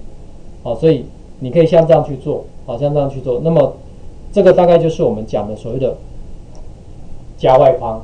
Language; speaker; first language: Chinese; native; Chinese